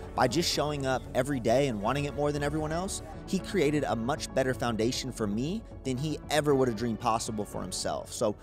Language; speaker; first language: English; native; English